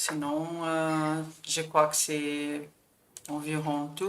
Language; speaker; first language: French; non-native, fluent; Portuguese